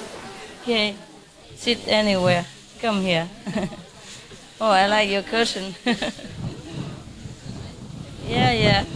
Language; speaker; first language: English; non-native, fluent; Vietnamese